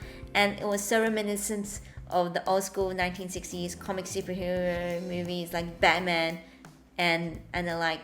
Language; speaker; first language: English; native; English